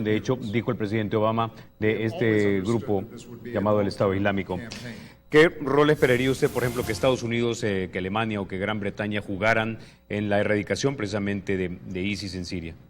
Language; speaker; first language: Spanish; native; Spanish